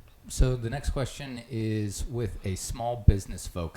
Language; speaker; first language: English; native; English